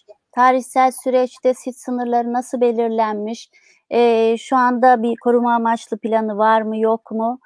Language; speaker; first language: Turkish; native; Turkish